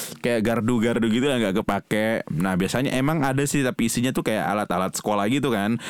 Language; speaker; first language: Indonesian; non-native, local second language; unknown